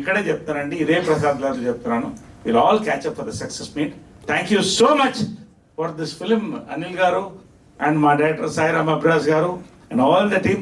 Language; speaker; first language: Telugu; native; Telugu